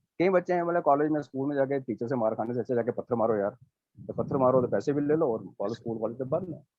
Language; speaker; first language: Hindi; non-native, local second language; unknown